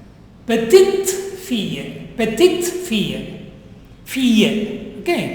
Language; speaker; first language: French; non-native, fluent; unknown